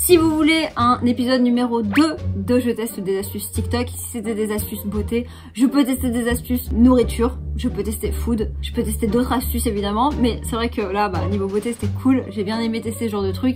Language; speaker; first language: French; native; French